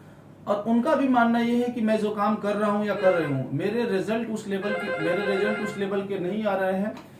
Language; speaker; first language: Hindi; native; Hindi